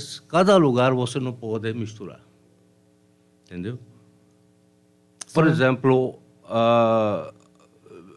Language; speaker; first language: Portuguese; non-native, fluent; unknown